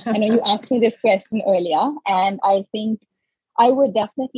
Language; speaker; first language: English; non-native, local second language; Hindi